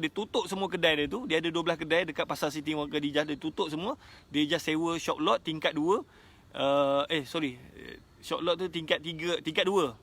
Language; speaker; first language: Malay; native; Malay